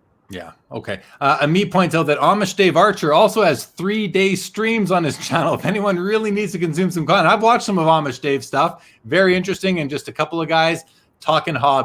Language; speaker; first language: English; native; English